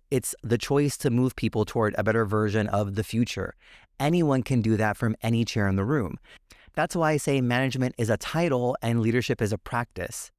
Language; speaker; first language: English; native; English